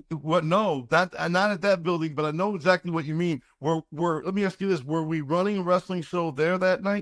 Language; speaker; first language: English; native; English